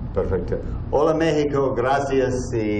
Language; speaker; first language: Spanish; non-native, learner; English